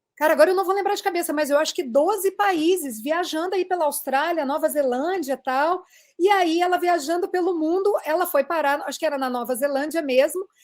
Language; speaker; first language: Portuguese; native; Portuguese